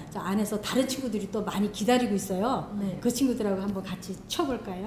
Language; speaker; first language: Korean; native; Korean